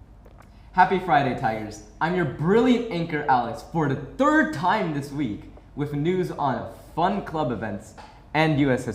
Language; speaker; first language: English; native; English